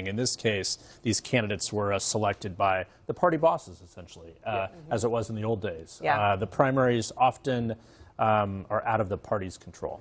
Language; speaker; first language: English; native; English